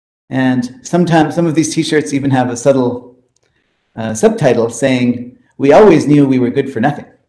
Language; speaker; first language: English; early bilingual, other home language; Hindi